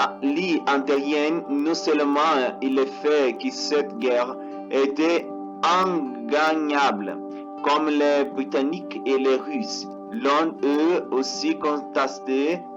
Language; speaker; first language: French; non-native, learner; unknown